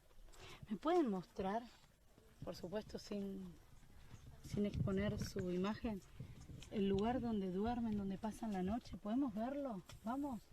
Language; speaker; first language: Spanish; native; Spanish